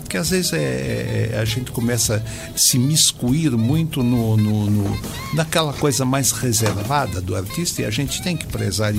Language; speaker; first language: Portuguese; native; Portuguese